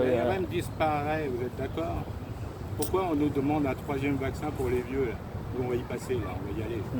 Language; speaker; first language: French; native; French